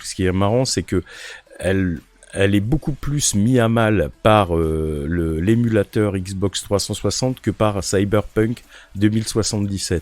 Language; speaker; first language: French; native; French